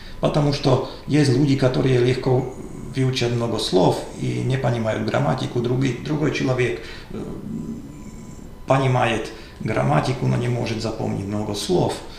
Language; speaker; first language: Russian; non-native, fluent; Slovak